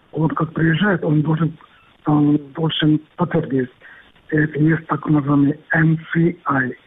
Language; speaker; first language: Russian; non-native, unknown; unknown